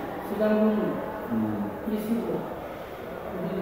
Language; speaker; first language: Korean; non-native, learner; Nepali